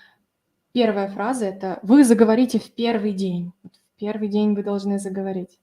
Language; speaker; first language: Russian; native; Russian